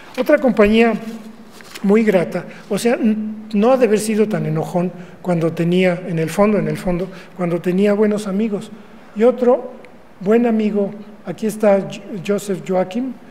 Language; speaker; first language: Spanish; native; Spanish